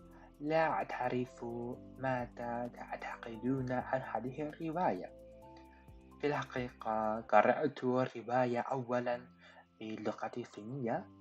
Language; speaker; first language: Arabic; non-native, fluent; Chinese